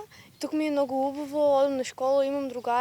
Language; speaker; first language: Macedonian; early bilingual, other home language; Ukrainian